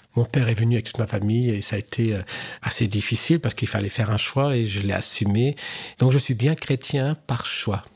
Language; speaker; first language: French; native; French